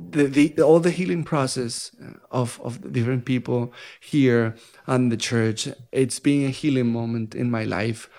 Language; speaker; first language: English; non-native, fluent; Spanish